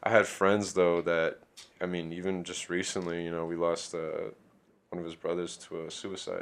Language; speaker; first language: English; native; English